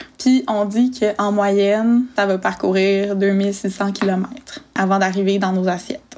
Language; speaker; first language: French; native; French